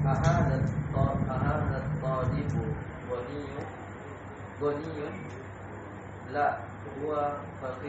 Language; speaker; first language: Arabic; non-native, learner; Indonesian